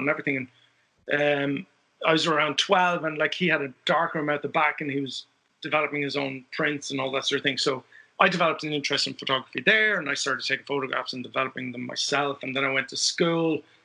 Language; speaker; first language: English; native; English